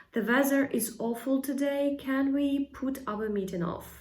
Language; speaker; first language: English; non-native, fluent; Ukrainian